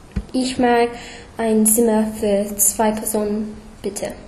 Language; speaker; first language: German; non-native, learner; English